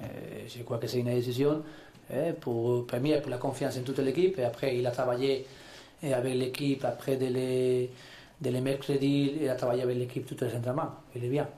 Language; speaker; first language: French; non-native, learner; Spanish